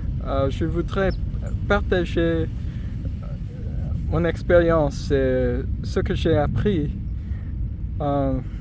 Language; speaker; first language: French; non-native, fluent; English